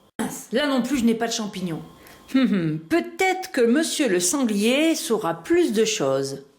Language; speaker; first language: French; native; French